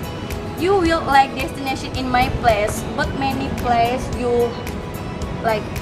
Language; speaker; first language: English; non-native, learner; Indonesian